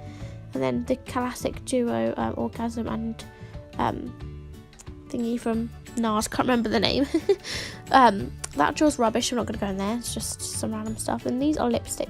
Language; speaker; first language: English; native; English